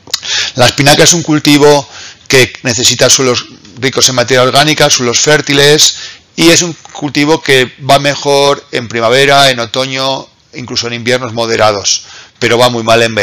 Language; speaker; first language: Spanish; native; Spanish